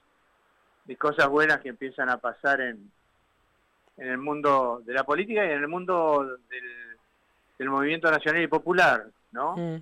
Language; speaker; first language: Spanish; native; Spanish